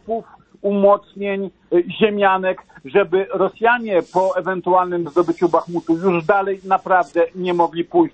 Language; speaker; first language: Polish; native; Polish